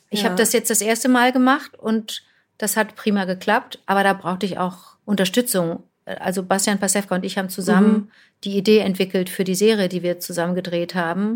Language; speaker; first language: German; native; German